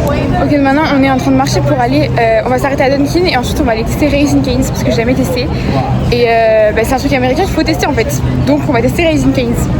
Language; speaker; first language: French; native; French